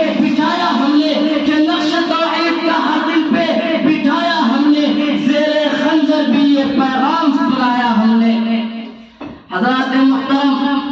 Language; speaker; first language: Urdu; non-native, local second language; Bangla